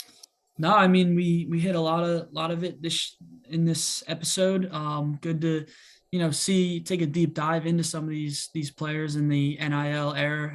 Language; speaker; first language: English; native; English